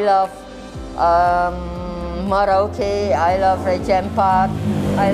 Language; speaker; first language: English; non-native, learner; Thai